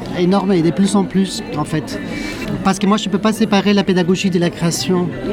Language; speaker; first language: French; non-native, fluent; Spanish